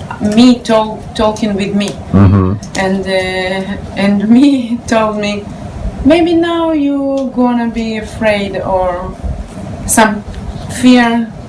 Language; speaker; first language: English; non-native, learner; Hebrew